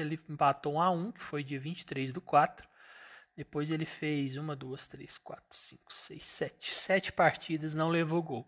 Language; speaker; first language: Portuguese; native; Portuguese